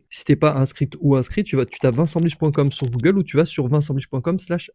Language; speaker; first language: French; native; French